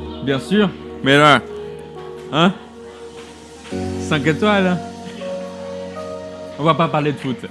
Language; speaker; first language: French; non-native, fluent; Portuguese